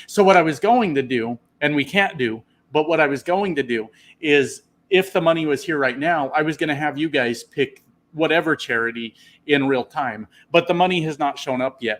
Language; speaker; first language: English; native; English